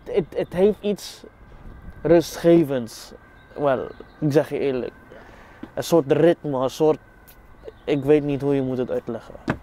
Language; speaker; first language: Dutch; non-native, fluent; English